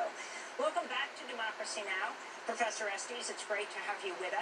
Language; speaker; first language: English; native; English